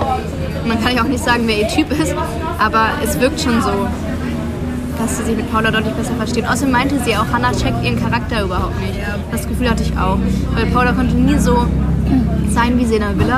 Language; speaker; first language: German; native; German